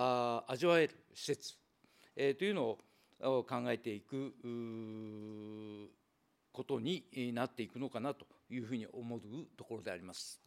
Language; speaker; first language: Japanese; native; Japanese